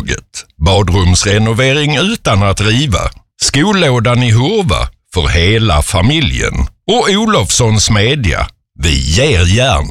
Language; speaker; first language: Swedish; native; Swedish